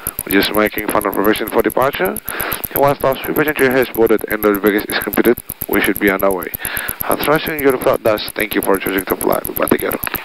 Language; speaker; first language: English; non-native, fluent; Indonesian